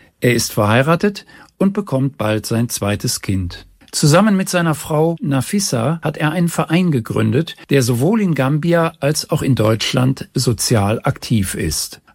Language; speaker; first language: German; native; German